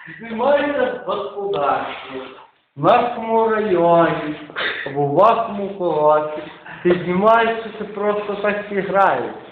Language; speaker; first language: Ukrainian; native; Ukrainian